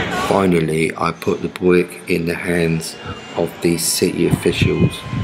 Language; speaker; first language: English; native; English